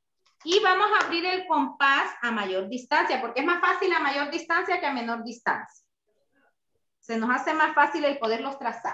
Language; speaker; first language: Spanish; native; Spanish